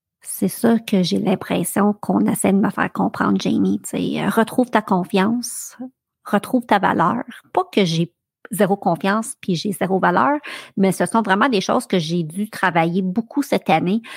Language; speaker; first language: French; native; French